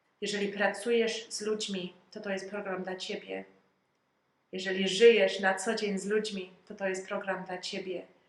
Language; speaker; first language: Polish; early bilingual, heritage; Polish